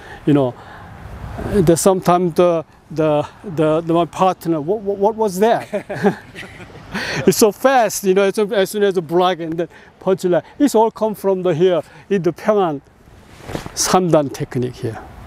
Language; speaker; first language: English; non-native, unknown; Korean